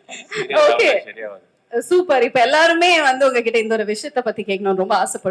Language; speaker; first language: Tamil; native; Tamil